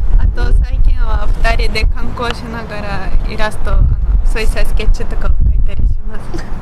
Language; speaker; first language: Japanese; non-native, fluent; Russian